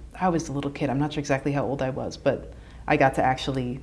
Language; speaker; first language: English; native; English